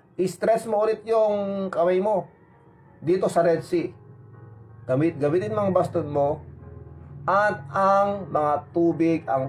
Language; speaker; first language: Filipino; non-native, local second language; Iloko